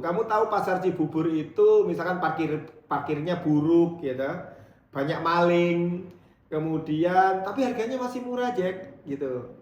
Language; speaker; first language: Indonesian; native; Indonesian